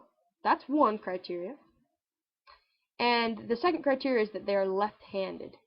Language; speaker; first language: English; native; English